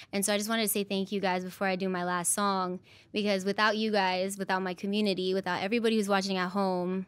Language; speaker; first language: English; native; English